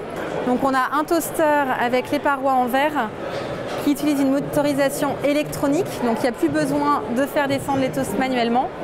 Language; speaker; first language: French; native; French